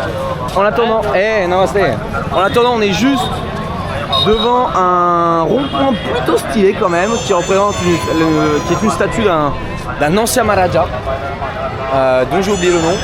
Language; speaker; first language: French; native; French